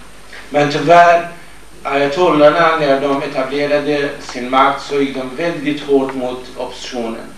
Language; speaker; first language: Swedish; non-native, fluent; Kurdish